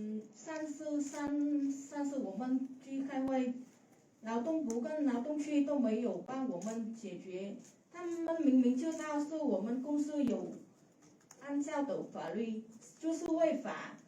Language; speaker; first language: Chinese; non-native, learner; Vietnamese